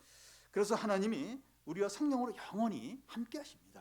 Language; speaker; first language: Korean; native; Korean